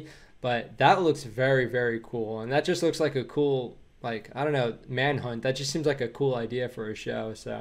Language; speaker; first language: English; native; English